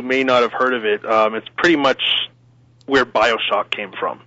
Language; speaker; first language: English; native; English